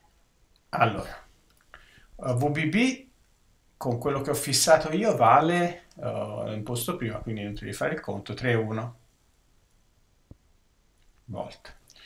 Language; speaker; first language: Italian; native; Italian